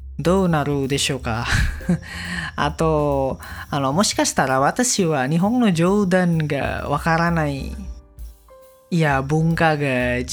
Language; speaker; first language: Japanese; non-native, learner; Indonesian